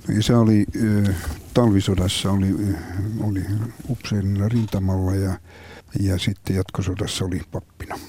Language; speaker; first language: Finnish; native; Finnish